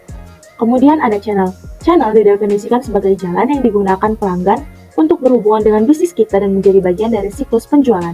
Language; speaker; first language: Indonesian; native; Indonesian